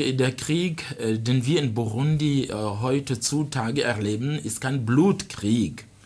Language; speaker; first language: German; non-native, fluent; Rundi